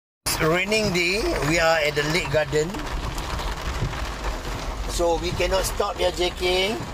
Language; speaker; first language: English; non-native, learner; Malay